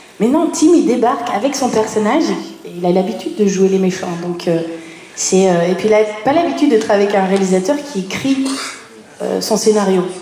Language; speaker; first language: French; native; French